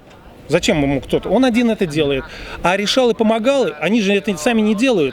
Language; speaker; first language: Russian; native; Russian